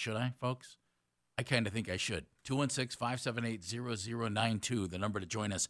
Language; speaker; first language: English; native; English